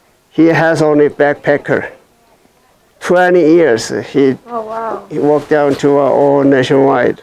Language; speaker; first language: English; non-native, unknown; Korean